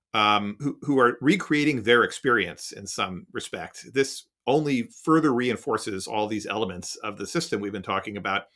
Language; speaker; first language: English; native; English